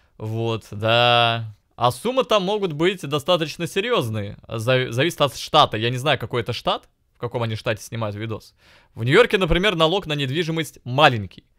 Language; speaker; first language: Russian; native; Russian